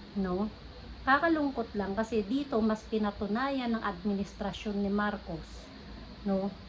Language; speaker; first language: Filipino; native; Filipino